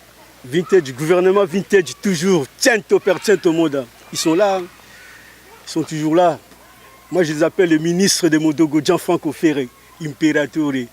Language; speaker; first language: French; non-native, local second language; Lingala